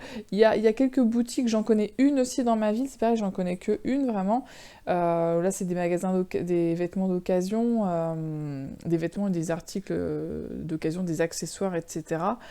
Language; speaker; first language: French; native; French